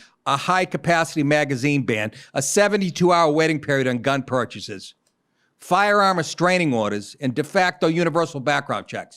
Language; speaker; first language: English; native; English